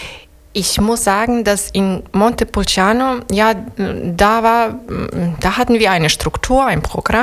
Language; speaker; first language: German; non-native, fluent; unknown